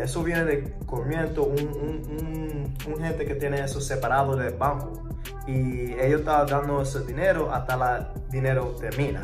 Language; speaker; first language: Spanish; early bilingual, heritage; English